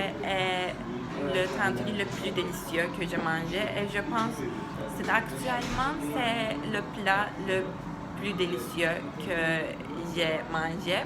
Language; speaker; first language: French; non-native, learner; Turkish